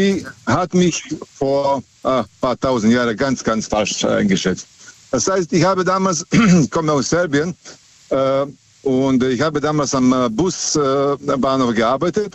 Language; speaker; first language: German; non-native, fluent; Serbian